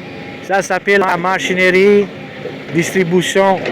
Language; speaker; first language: French; non-native, learner; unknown